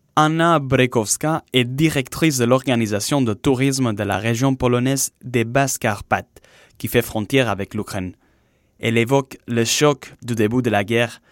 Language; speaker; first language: French; non-native, fluent; Spanish